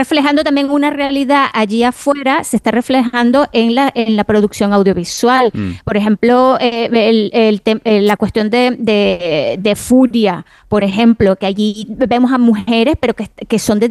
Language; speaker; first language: Spanish; native; Spanish